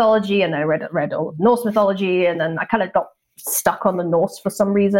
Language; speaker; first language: English; non-native, local second language; Cantonese